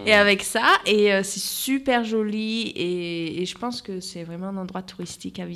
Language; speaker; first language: French; native; French